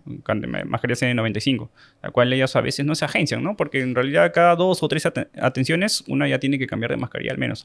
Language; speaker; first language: Spanish; native; Spanish